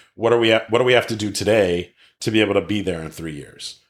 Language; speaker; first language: English; native; English